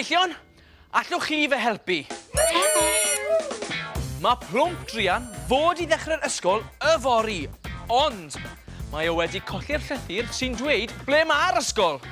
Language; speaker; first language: Welsh; native; Welsh